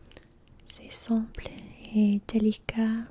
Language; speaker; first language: French; non-native, learner; English